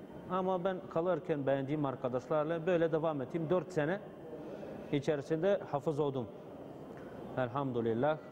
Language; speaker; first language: Turkish; non-native, fluent; Bulgarian